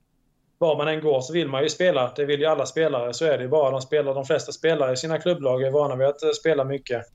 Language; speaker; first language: Swedish; native; Swedish